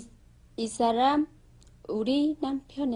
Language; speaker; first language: Korean; non-native, learner; Vietnamese